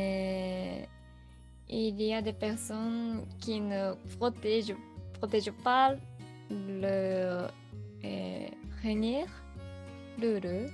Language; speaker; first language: French; non-native, learner; Japanese